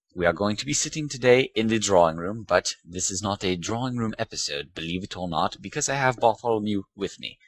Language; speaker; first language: English; native; English